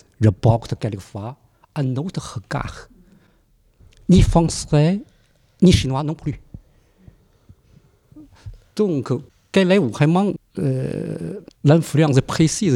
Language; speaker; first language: French; non-native, fluent; Chinese